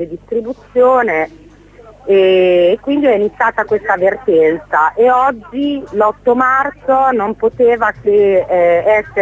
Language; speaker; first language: Italian; native; Italian